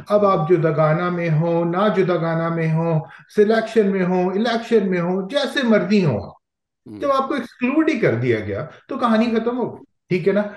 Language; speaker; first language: Urdu; non-native, local second language; Punjabi